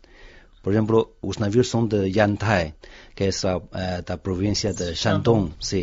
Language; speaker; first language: Portuguese; non-native, fluent; Chinese